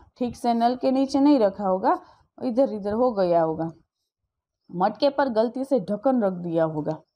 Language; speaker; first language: Hindi; non-native, local second language; Gujarati